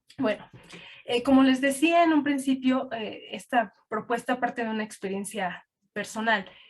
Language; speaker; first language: Spanish; native; Spanish